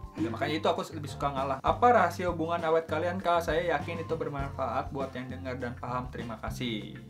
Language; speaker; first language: Indonesian; native; Indonesian